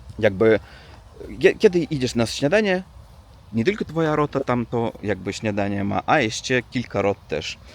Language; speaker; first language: Polish; non-native, learner; Russian